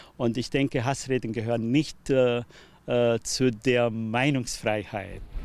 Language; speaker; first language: German; non-native, fluent; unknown